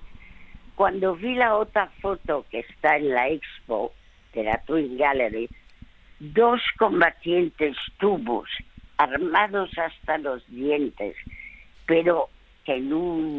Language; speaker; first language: Spanish; early bilingual, other home language; French